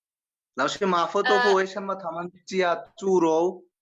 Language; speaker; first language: Chinese; non-native, learner; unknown